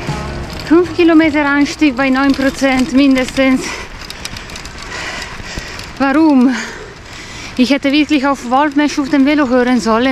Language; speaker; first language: German; non-native, fluent; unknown